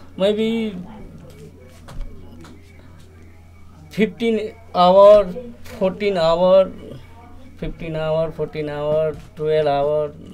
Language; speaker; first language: English; non-native, learner; Nepali